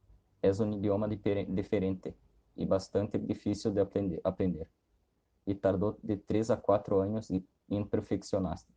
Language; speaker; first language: Spanish; non-native, learner; Portuguese